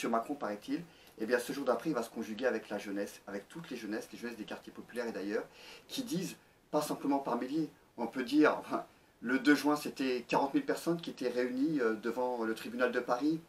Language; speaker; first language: French; native; French